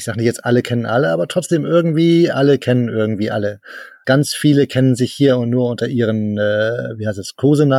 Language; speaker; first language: German; native; German